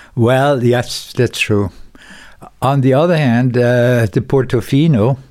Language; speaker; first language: English; non-native, fluent; German